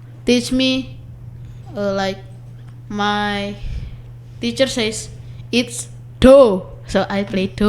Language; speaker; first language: English; non-native, learner; Indonesian